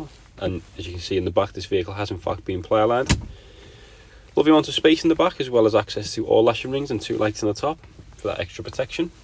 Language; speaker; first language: English; native; English